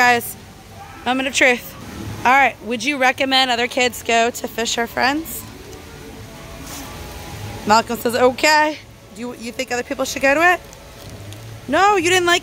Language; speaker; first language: English; native; English